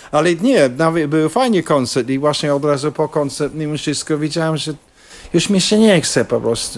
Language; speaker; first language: Polish; non-native, fluent; English